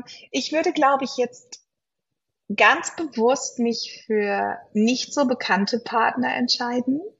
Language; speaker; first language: German; native; German